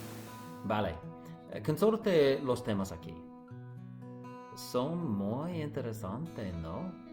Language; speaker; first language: Spanish; non-native, fluent; English